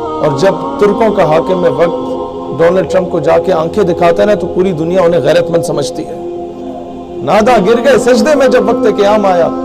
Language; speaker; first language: Urdu; non-native, local second language; Punjabi